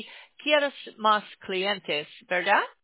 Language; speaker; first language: Spanish; non-native, learner; English